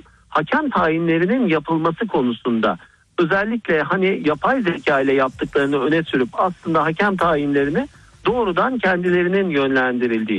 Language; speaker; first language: Turkish; native; Turkish